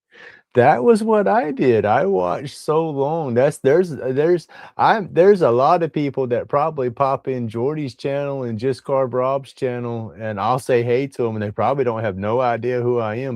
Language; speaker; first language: English; native; English